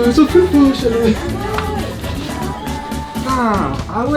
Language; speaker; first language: French; native; French